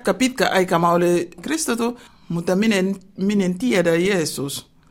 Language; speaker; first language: Finnish; non-native, learner; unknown